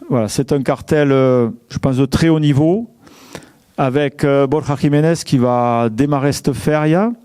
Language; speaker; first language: French; native; French